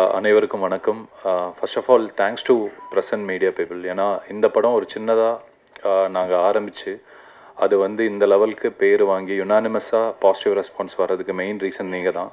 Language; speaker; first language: Tamil; native; Tamil